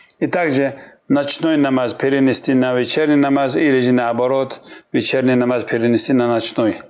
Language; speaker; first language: Russian; non-native, local second language; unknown